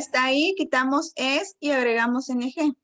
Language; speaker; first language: Spanish; native; Spanish